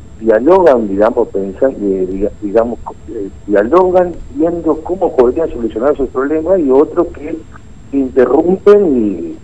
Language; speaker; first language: Spanish; native; Spanish